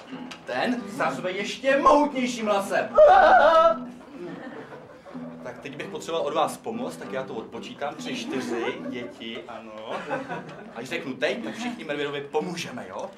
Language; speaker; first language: Czech; native; Czech